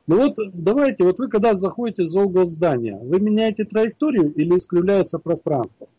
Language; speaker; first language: Russian; native; Russian